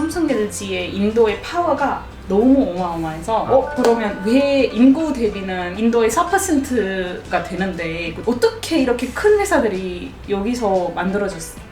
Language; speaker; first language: Korean; non-native, fluent; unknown